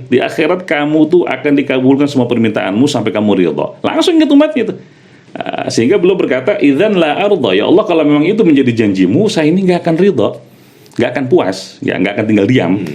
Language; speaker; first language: Indonesian; native; Indonesian